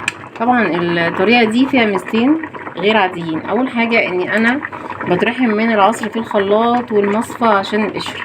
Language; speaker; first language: Arabic; native; Arabic